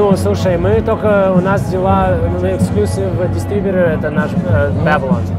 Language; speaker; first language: Russian; early bilingual, heritage; Russian